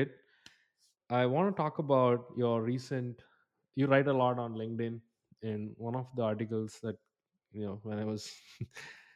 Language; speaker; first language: English; non-native, local second language; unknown